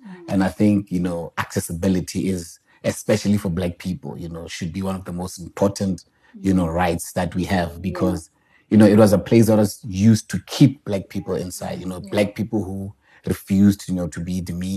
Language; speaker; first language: English; non-native, local second language; Northern Sotho